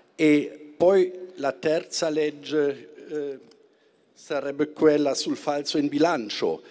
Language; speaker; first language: Italian; non-native, fluent; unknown